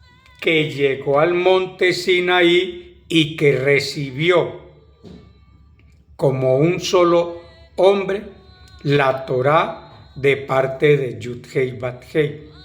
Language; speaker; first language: Spanish; native; Spanish